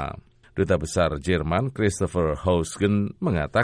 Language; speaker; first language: Indonesian; native; Indonesian